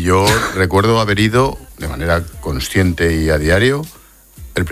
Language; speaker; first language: Spanish; native; Spanish